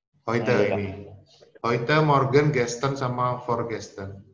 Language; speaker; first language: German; non-native, fluent; Indonesian